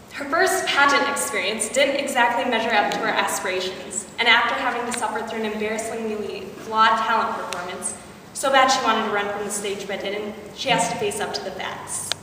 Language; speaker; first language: English; native; English